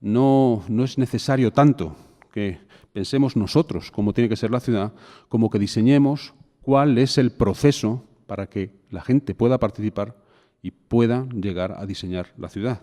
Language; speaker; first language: Spanish; native; Spanish